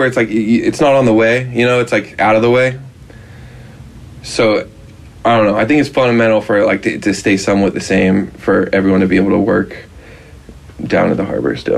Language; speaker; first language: English; native; English